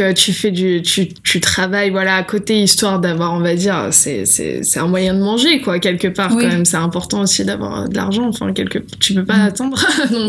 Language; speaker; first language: French; native; French